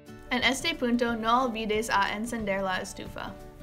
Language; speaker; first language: Spanish; non-native, learner; English